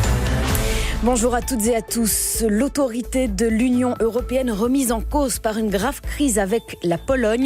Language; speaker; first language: French; native; French